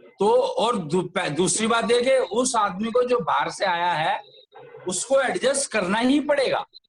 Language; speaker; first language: Hindi; native; Hindi